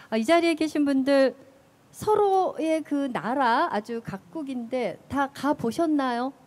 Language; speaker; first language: Korean; native; Korean